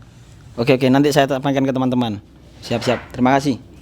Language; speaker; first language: Indonesian; non-native, local second language; Javanese